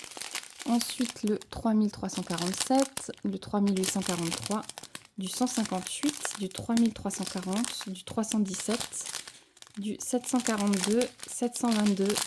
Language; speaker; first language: French; native; French